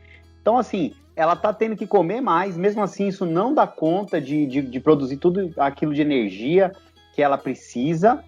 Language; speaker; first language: Portuguese; native; Portuguese